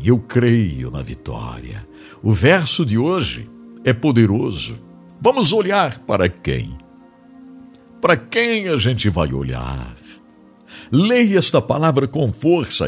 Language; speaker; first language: Portuguese; native; Portuguese